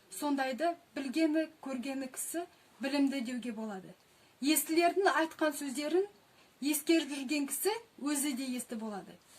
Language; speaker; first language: Kazakh; non-native, local second language; Russian